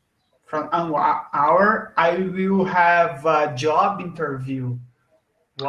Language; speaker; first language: English; non-native, learner; Portuguese